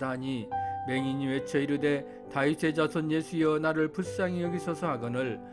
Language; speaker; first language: Korean; native; Korean